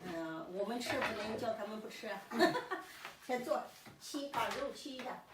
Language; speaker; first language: Chinese; native; Chinese